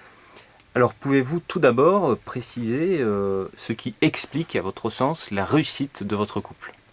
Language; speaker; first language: French; native; French